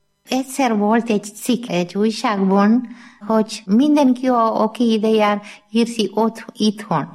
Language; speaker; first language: Hungarian; non-native, learner; Malayalam